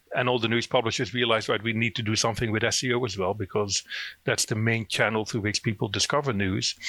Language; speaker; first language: English; non-native, fluent; Dutch